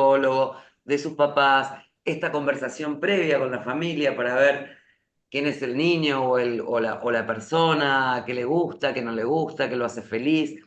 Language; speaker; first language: Spanish; native; Spanish